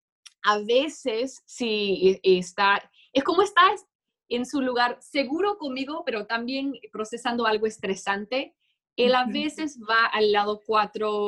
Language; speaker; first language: Spanish; non-native, fluent; English